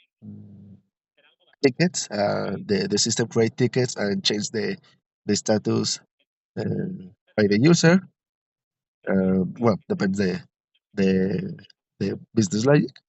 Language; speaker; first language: English; non-native, learner; Spanish